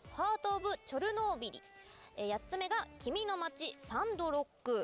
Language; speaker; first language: Japanese; native; Japanese